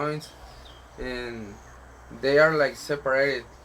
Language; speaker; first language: English; non-native, learner; Spanish